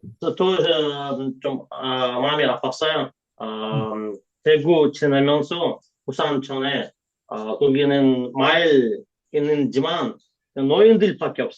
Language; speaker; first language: Korean; non-native, learner; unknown